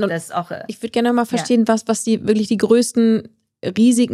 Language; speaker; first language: German; native; German